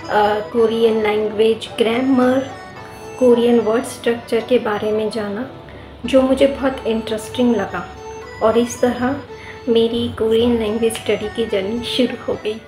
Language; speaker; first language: Hindi; native; Hindi